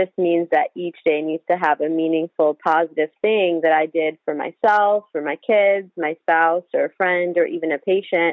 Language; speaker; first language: English; native; English